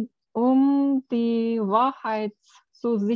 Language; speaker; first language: German; non-native, learner; Turkish